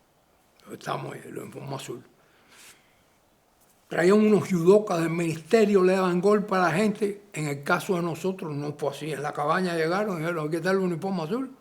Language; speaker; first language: Spanish; native; Spanish